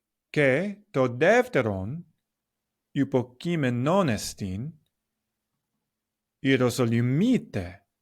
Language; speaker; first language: Greek; non-native, learner; English